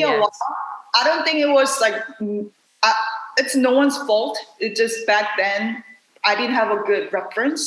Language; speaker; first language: English; non-native, fluent; Korean